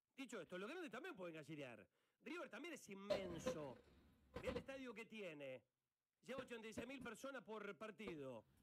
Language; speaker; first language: Spanish; native; Spanish